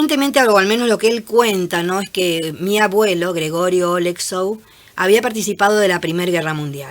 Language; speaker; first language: Spanish; native; Spanish